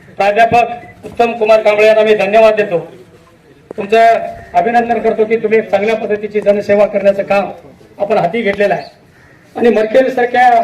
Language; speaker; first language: Marathi; native; Marathi